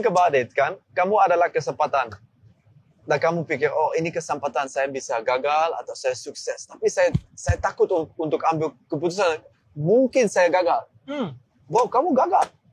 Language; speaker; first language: Indonesian; non-native, learner; Dutch